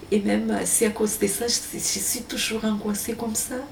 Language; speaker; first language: French; non-native, local second language; Malagasy